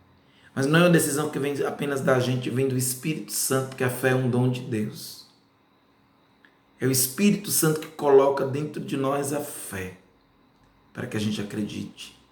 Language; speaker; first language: Portuguese; native; Portuguese